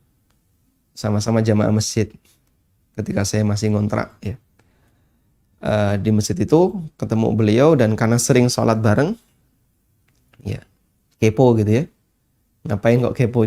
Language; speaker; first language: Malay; non-native, local second language; Javanese